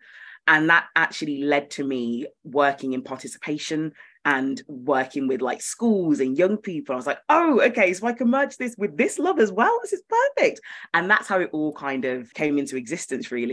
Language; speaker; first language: English; native; English